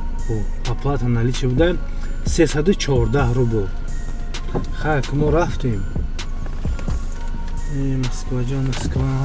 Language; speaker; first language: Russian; non-native, fluent; Tajik